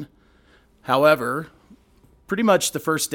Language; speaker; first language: English; native; English